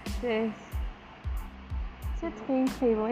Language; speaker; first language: French; non-native, learner; Spanish